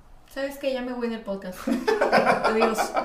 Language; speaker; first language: Spanish; native; Spanish